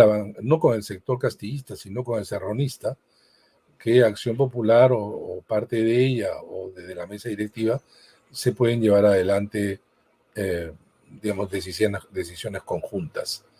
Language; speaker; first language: Spanish; native; Spanish